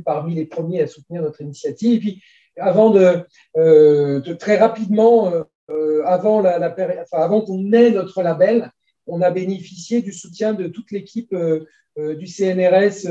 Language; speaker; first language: French; native; French